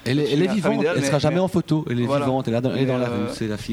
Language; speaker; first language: French; native; French